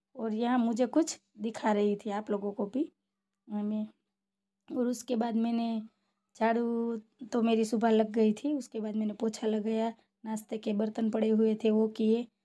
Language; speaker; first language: Hindi; non-native, local second language; Gujarati